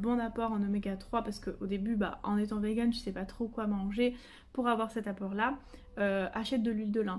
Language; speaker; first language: French; native; French